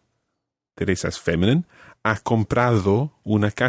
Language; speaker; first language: Spanish; non-native, fluent; English